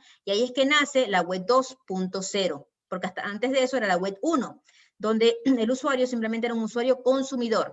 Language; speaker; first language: Spanish; native; Spanish